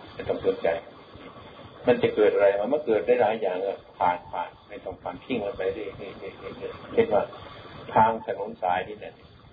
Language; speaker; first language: Thai; non-native, local second language; Lao